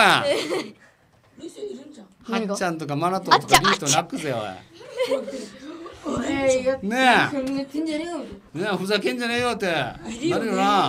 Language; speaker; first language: Japanese; native; Japanese